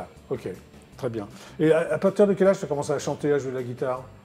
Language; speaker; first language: French; native; French